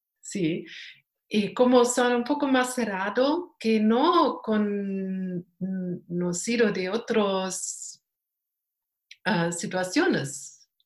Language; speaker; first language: Spanish; non-native, learner; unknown